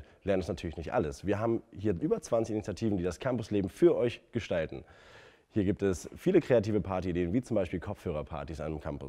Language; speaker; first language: German; native; German